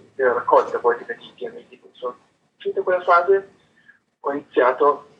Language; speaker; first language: Italian; native; Italian